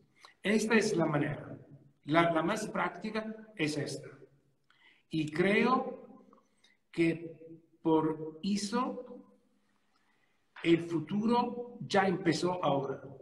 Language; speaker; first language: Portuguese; non-native, learner; Italian